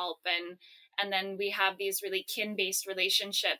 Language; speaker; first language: English; native; English